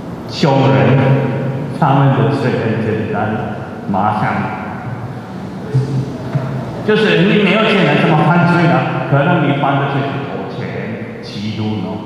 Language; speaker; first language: Chinese; non-native, fluent; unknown